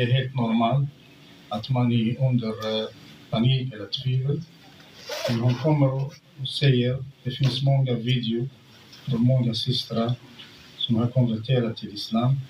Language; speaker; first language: Swedish; non-native, fluent; Arabic